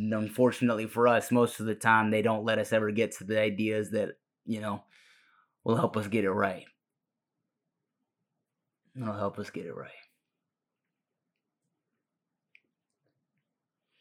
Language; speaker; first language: English; early bilingual, other home language; Spanish